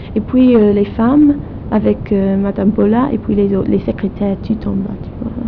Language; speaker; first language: French; non-native, fluent; English